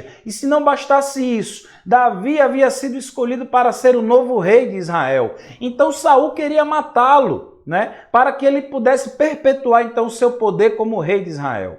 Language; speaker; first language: Portuguese; native; Portuguese